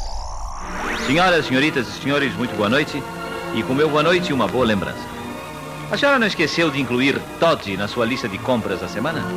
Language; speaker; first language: Portuguese; native; Portuguese